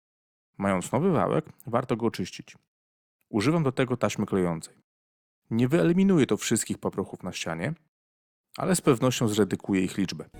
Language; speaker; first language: Polish; native; Polish